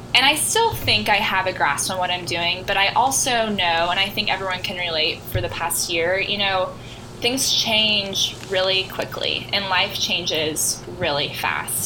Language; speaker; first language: English; native; English